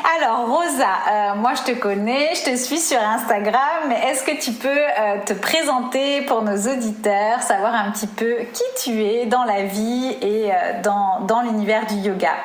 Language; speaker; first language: French; native; French